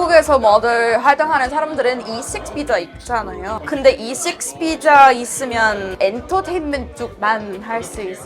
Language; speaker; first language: Korean; non-native, fluent; English